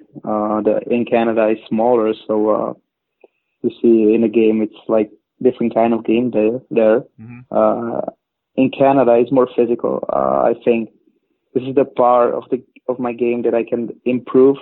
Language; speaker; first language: English; non-native, fluent; Czech